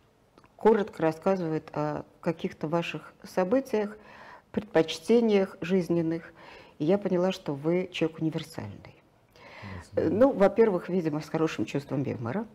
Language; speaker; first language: Russian; native; Russian